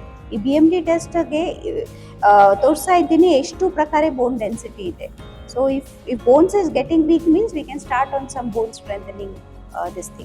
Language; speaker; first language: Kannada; non-native, fluent; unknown